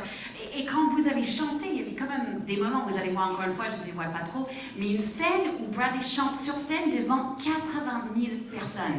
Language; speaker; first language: French; native; French